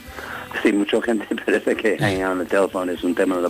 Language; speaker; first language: Spanish; non-native, learner; English